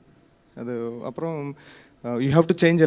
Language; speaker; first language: Tamil; non-native, learner; Telugu